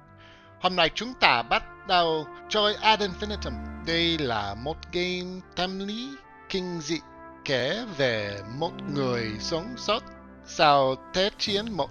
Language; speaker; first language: Vietnamese; non-native, learner; English